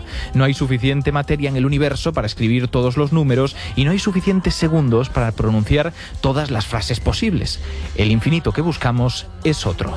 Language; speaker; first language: Spanish; native; Spanish